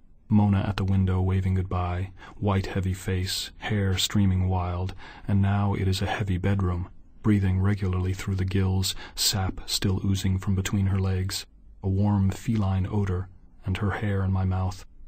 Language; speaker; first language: English; native; English